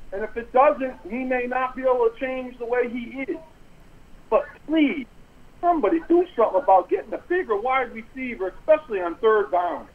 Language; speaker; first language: English; native; English